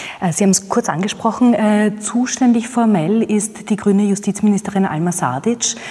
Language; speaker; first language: German; native; German